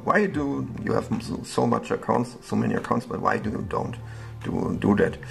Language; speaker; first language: English; non-native, learner; German